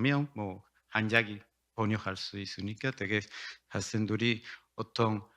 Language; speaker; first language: Korean; non-native, learner; Spanish